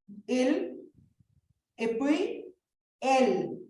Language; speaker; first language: French; non-native, fluent; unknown